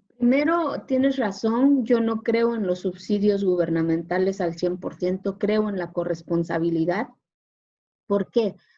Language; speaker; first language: Spanish; non-native, local second language; Zapotec